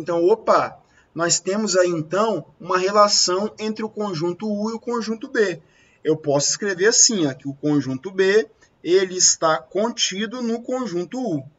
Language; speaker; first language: Portuguese; native; Portuguese